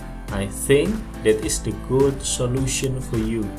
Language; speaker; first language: English; non-native, fluent; Indonesian